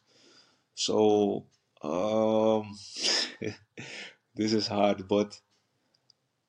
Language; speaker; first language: English; non-native, fluent; Dutch